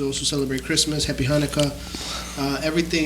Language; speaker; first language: English; early bilingual, other home language; Spanish